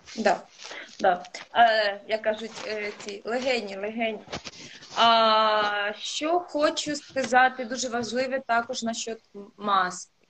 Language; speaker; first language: Ukrainian; non-native, local second language; Russian